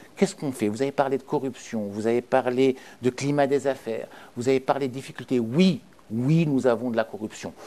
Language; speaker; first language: French; non-native, local second language; Arabic